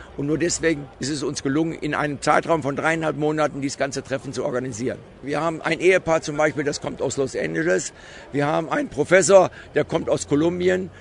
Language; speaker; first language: German; native; German